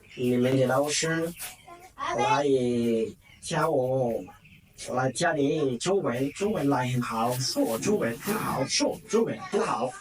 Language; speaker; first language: Chinese; non-native, learner; French